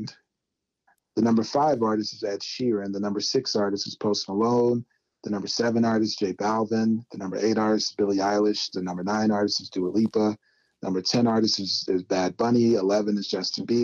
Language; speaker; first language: English; native; English